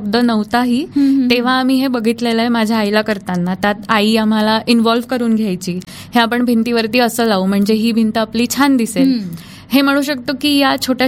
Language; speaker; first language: Marathi; native; Marathi